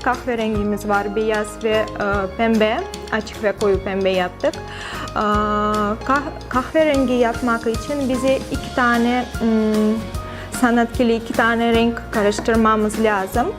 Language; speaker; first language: Turkish; non-native, fluent; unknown